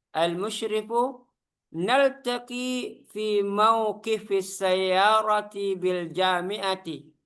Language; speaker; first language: Arabic; non-native, learner; Indonesian